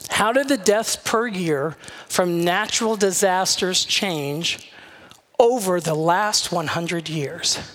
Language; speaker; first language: English; native; English